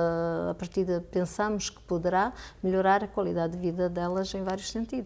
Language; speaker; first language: Portuguese; native; Portuguese